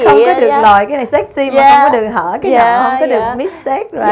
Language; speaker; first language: Vietnamese; native; Vietnamese